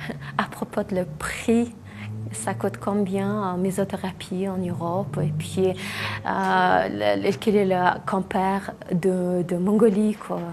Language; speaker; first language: French; non-native, learner; Mongolian